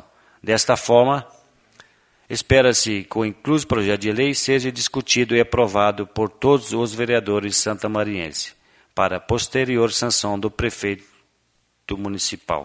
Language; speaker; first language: Portuguese; native; Portuguese